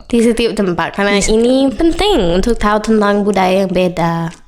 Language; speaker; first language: Indonesian; non-native, learner; English